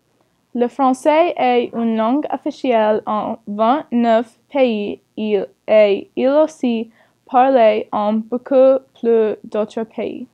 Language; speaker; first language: French; non-native, learner; English